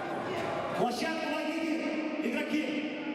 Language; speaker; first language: Russian; native; Russian